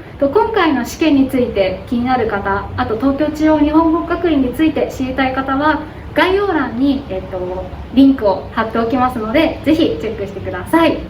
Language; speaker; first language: Japanese; native; Japanese